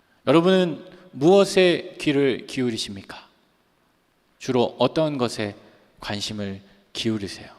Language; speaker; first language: Korean; native; Korean